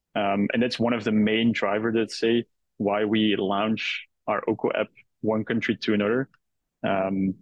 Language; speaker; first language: English; non-native, fluent; Dutch